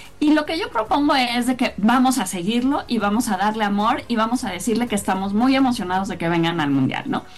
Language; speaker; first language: Spanish; native; Spanish